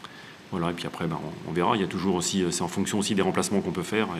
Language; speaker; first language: French; native; French